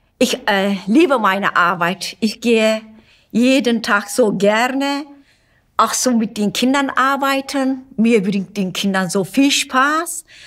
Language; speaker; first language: German; non-native, learner; Turkish